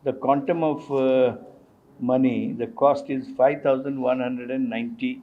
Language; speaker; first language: English; non-native, local second language; Kannada